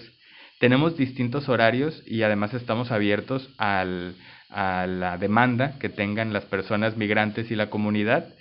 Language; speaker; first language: Spanish; native; Spanish